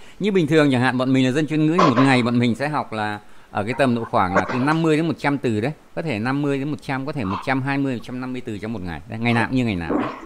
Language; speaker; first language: Vietnamese; native; Vietnamese